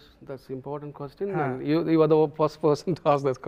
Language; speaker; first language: Telugu; non-native, local second language; Tamil